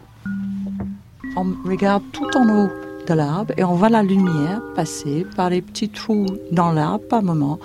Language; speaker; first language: French; non-native, fluent; English